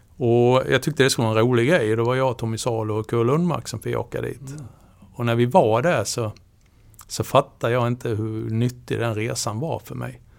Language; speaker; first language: Swedish; native; Swedish